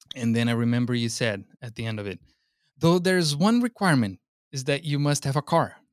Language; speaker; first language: English; non-native, fluent; Portuguese